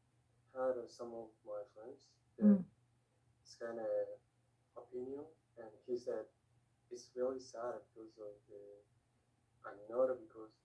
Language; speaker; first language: English; non-native, learner; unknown